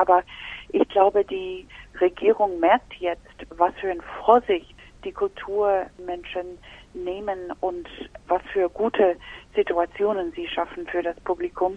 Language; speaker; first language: German; non-native, fluent; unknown